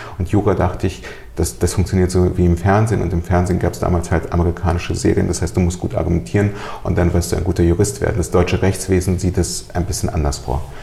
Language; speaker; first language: German; early bilingual, other home language; Russian